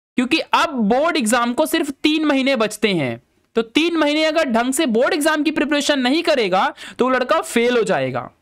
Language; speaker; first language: Hindi; native; Hindi